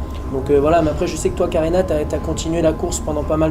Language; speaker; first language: French; native; French